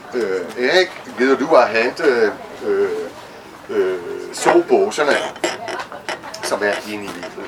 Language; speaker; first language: Danish; non-native, fluent; French